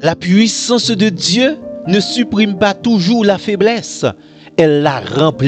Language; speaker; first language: French; non-native, local second language; Haitian Creole